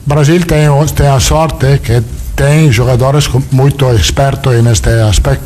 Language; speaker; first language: Portuguese; non-native, learner; Italian